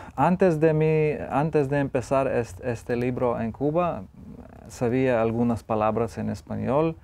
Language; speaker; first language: Spanish; non-native, fluent; Lithuanian